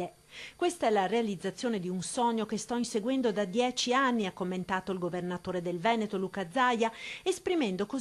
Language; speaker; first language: Italian; native; Italian